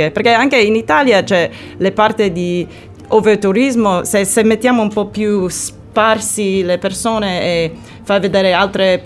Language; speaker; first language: Italian; non-native, learner; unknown